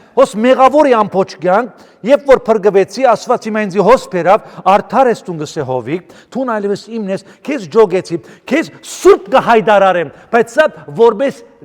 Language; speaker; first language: Armenian; early bilingual, heritage; Armenian